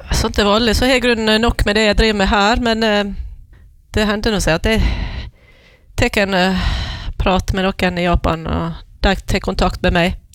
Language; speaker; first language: Norwegian; native; Norwegian